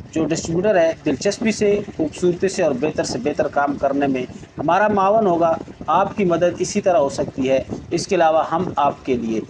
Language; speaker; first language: Urdu; native; Urdu